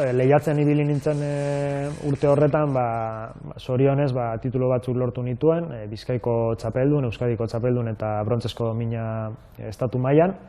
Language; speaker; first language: Basque; non-native, local second language; Spanish